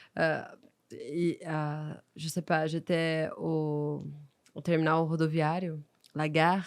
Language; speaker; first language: French; non-native, fluent; Portuguese